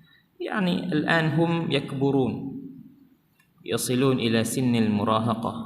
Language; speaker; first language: Arabic; non-native, fluent; Malay